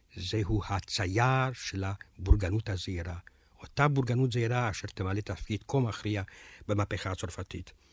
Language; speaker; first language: Hebrew; non-native, fluent; Romanian